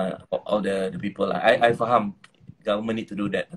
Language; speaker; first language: English; non-native, local second language; Malay